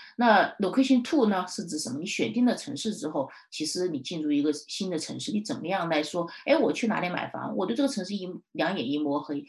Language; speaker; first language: Chinese; native; Chinese